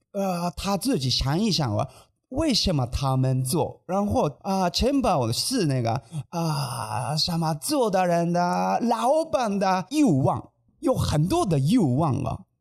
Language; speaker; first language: Chinese; non-native, fluent; Japanese